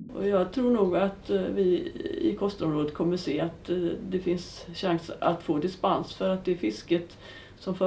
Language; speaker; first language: Swedish; native; Swedish